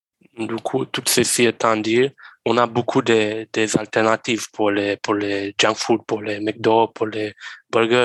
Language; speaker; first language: French; non-native, learner; Romanian